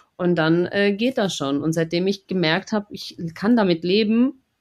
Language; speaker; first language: German; non-native, fluent; Russian